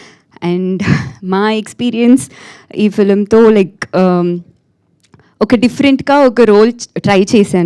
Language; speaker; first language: Telugu; non-native, learner; Tamil